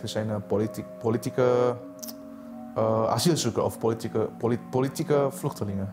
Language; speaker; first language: Dutch; non-native, fluent; Indonesian